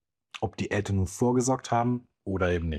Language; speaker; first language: German; native; German